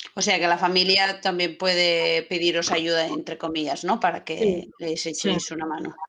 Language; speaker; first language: Spanish; non-native, local second language; Catalan